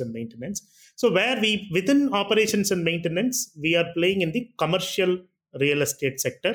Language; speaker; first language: English; non-native, local second language; Tamil